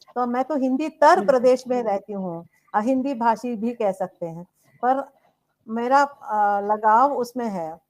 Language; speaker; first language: Hindi; non-native, local second language; Tamil